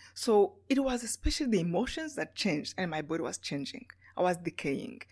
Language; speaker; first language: English; non-native, local second language; Kinyarwanda